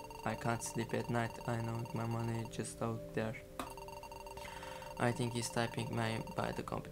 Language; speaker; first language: English; non-native, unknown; Turkish